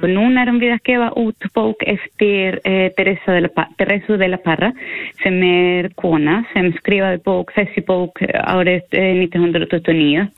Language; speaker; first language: Icelandic; non-native, fluent; Spanish